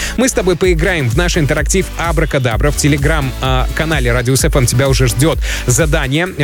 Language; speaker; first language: Russian; native; Russian